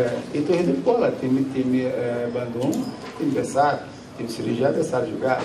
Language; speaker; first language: Indonesian; non-native, learner; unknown